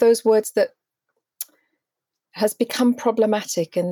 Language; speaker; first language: English; native; English